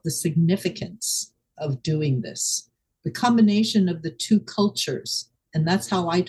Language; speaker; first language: English; non-native, local second language; Wu Chinese